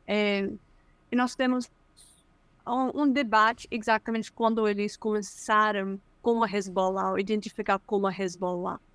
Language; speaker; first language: Portuguese; non-native, fluent; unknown